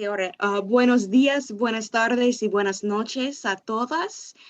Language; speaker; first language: Spanish; non-native, fluent; English